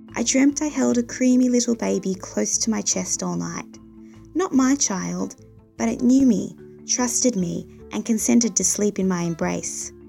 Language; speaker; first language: English; native; English